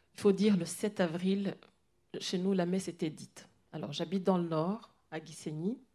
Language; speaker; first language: French; non-native, local second language; Kinyarwanda